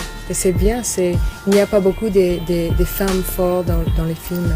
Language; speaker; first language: French; non-native, learner; English